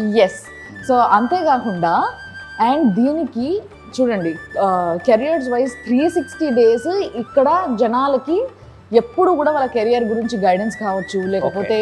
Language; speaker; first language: Telugu; native; Telugu